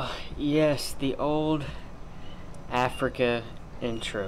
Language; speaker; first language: English; native; English